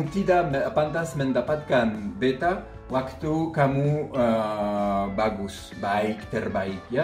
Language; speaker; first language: Indonesian; non-native, fluent; French